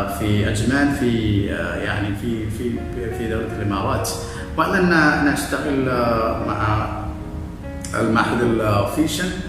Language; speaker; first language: Arabic; non-native, fluent; Malayalam